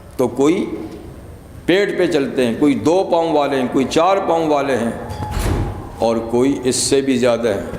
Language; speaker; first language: Urdu; native; Urdu